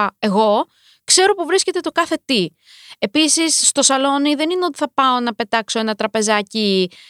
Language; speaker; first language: Greek; early bilingual, other home language; Romanian